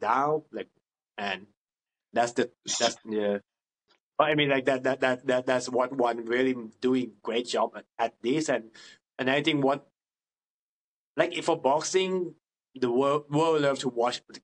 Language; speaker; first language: English; non-native, fluent; Thai